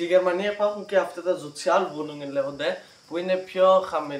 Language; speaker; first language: Greek; early bilingual, heritage; Greek